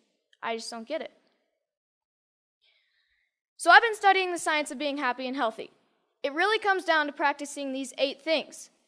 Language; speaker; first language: English; native; English